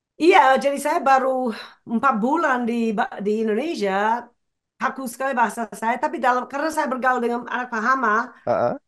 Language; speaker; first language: Indonesian; non-native, fluent; English